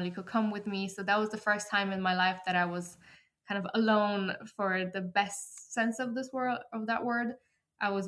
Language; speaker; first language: English; early bilingual, other home language; Polish